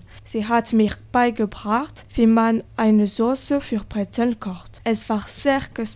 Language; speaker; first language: German; non-native, learner; French